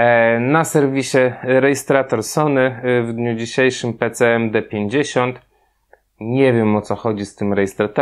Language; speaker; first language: Polish; native; Polish